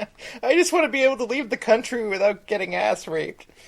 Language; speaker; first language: English; native; English